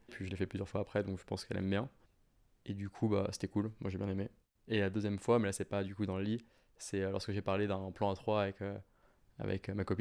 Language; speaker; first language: French; native; French